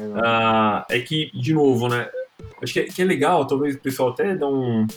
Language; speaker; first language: Portuguese; native; Portuguese